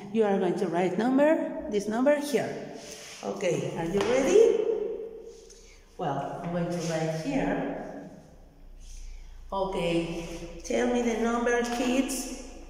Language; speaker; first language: English; non-native, fluent; Spanish